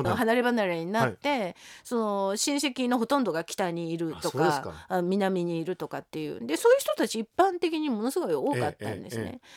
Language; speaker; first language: Japanese; non-native, fluent; Korean